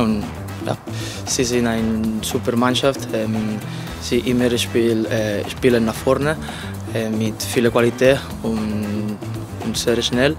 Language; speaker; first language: German; non-native, learner; Spanish